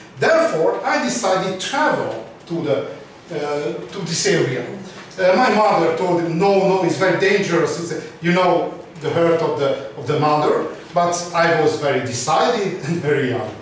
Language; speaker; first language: English; non-native, learner; Hungarian